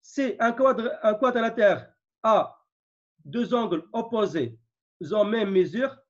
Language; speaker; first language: French; non-native, local second language; Arabic